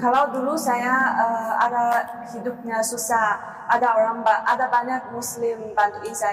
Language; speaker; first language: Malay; non-native, learner; Chinese